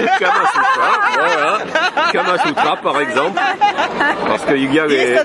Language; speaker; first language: French; native; French